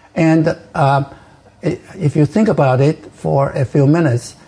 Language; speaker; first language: English; non-native, fluent; Chinese